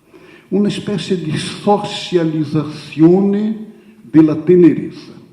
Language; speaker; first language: Italian; non-native, fluent; Portuguese